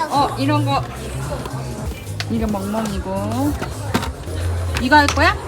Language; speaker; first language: Korean; native; Korean